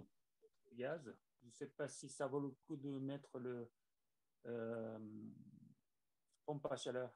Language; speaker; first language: French; non-native, learner; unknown